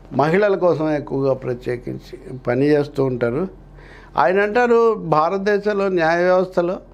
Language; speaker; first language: Telugu; native; Telugu